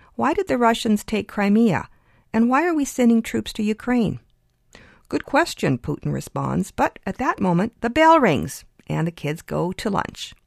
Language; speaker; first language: English; early bilingual, other home language; Ukrainian